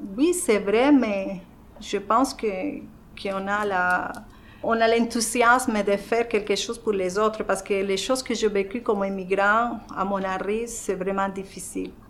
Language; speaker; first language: French; non-native, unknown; Spanish